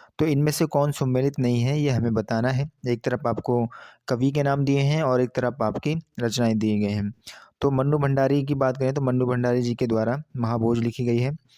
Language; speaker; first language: Hindi; native; Hindi